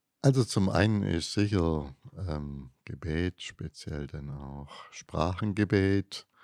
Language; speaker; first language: German; native; German